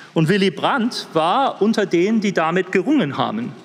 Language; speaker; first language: German; non-native, fluent; English